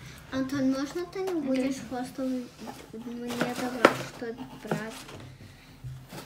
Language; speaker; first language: Russian; early bilingual, heritage; Russian